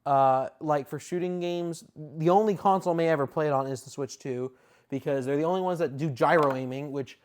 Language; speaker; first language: English; native; English